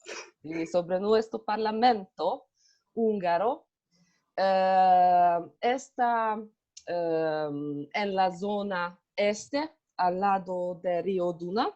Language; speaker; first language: Spanish; non-native, learner; Hungarian